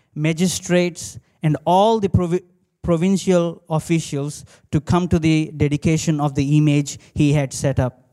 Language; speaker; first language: English; non-native, local second language; Telugu